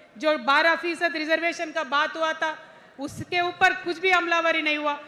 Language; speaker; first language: Hindi; non-native, local second language; Telugu